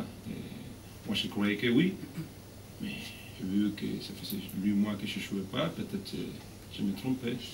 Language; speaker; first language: French; non-native, fluent; Spanish